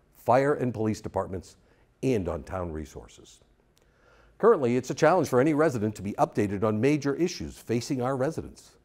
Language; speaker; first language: English; native; English